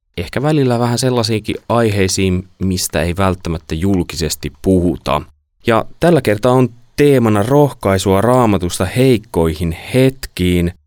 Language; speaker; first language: Finnish; native; Finnish